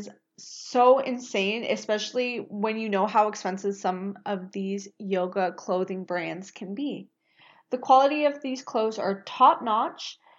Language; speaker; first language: English; native; English